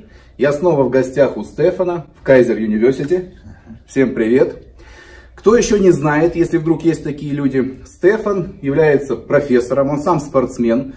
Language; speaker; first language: Russian; native; Russian